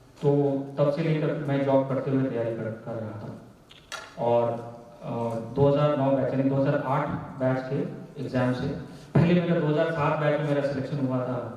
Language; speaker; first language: Hindi; non-native, local second language; Maithili